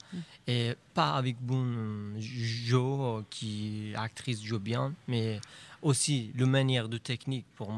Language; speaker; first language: French; non-native, learner; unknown